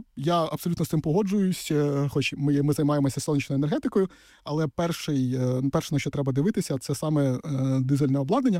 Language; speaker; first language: Ukrainian; native; Ukrainian